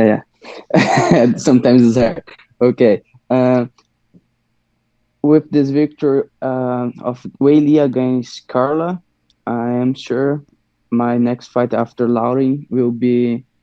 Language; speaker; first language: English; non-native, learner; Portuguese